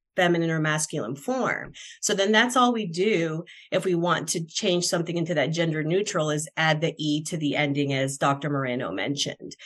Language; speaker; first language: English; non-native, fluent; Spanish